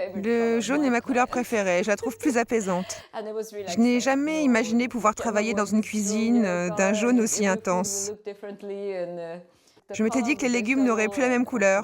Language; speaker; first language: French; non-native, fluent; Japanese